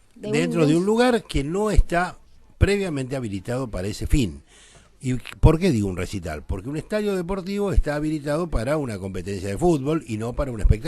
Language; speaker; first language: Spanish; native; Spanish